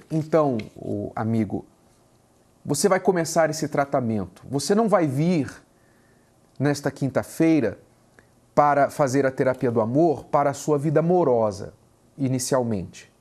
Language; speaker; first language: Portuguese; native; Portuguese